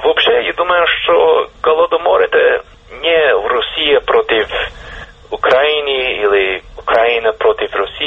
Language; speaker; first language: Russian; non-native, fluent; English